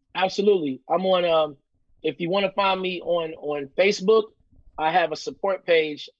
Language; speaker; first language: English; native; English